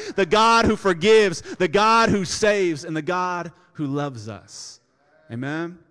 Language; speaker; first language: English; native; English